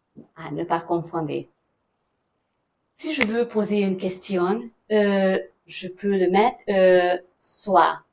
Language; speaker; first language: French; non-native, fluent; German